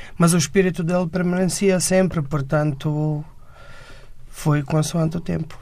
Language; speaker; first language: Portuguese; non-native, fluent; Bosnian